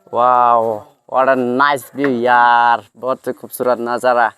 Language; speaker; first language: Hindi; non-native, local second language; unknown